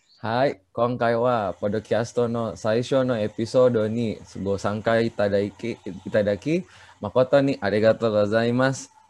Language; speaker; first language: Japanese; non-native, learner; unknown